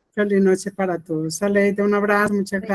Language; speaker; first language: Spanish; native; Spanish